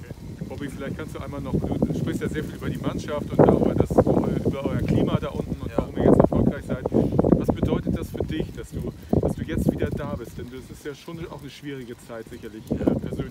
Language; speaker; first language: German; native; German